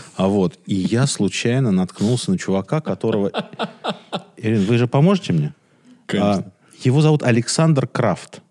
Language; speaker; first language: Russian; native; Russian